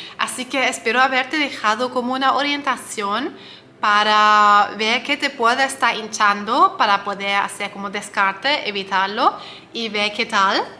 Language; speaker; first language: Spanish; non-native, fluent; German